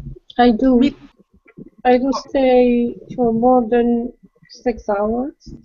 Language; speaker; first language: English; non-native, learner; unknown